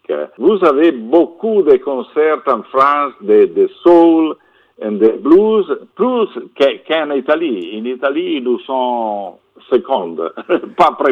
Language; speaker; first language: French; non-native, fluent; Italian